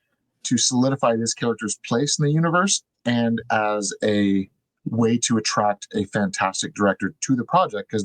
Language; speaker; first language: English; native; English